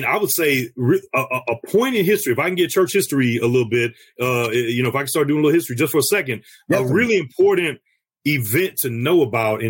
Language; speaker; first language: English; native; English